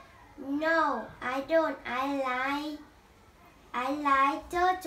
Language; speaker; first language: English; non-native, learner; Vietnamese